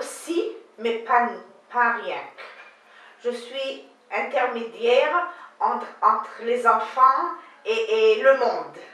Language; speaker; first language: French; non-native, learner; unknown